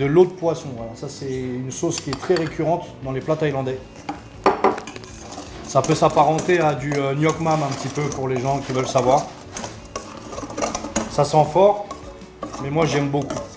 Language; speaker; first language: French; native; French